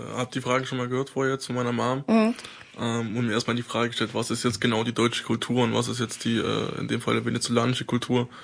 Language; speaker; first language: German; native; German